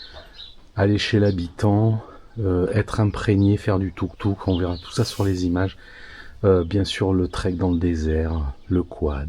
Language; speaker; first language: French; native; French